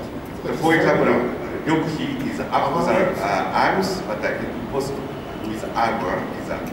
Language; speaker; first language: English; non-native, learner; Japanese